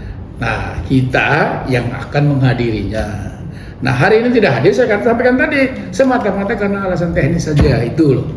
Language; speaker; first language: Indonesian; native; Indonesian